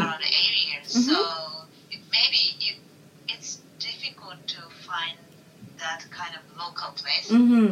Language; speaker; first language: English; non-native, learner; Japanese